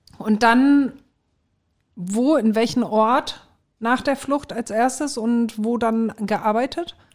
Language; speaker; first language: German; native; German